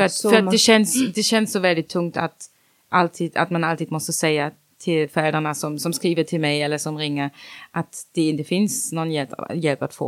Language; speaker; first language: Swedish; non-native, fluent; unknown